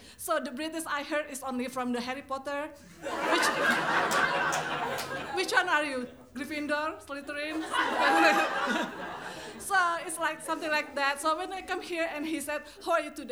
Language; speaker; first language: English; non-native, fluent; Indonesian